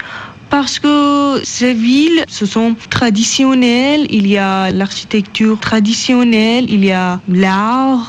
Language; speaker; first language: French; non-native, learner; Persian